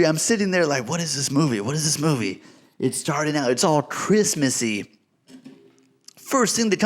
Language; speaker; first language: English; native; English